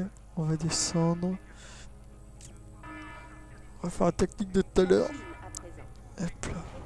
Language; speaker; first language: French; native; French